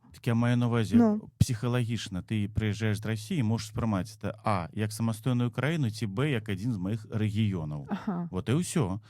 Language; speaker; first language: Belarusian; native; Belarusian